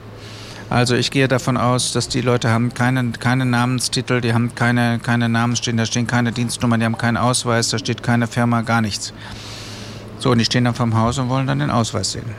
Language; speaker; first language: German; native; German